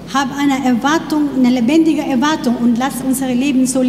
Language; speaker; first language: German; non-native, learner; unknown